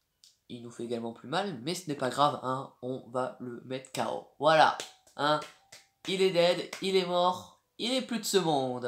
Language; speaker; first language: French; native; French